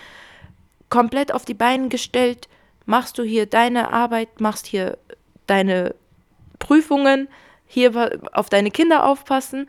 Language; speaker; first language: German; early bilingual, other home language; Kurdish